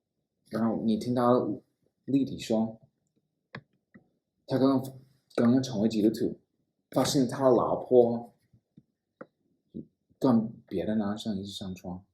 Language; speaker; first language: Chinese; non-native, fluent; English